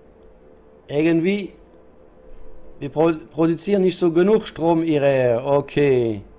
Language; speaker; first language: German; non-native, learner; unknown